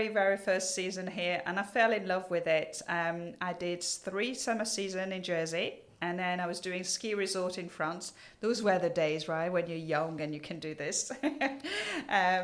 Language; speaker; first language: English; non-native, fluent; French